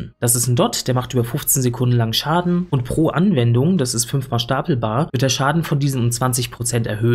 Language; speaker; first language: German; native; German